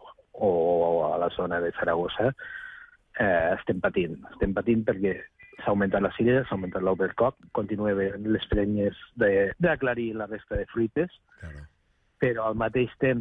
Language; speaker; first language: Catalan; native; Catalan